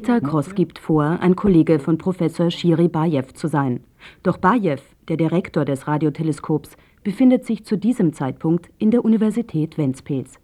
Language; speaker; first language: German; native; German